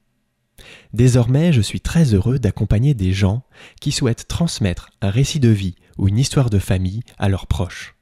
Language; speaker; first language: French; native; French